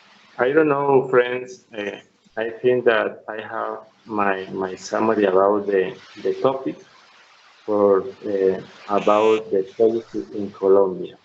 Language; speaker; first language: English; non-native, learner; Spanish